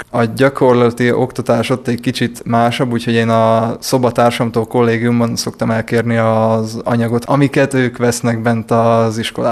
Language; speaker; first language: Hungarian; native; Hungarian